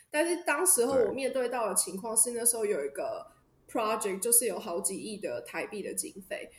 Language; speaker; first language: Chinese; native; Chinese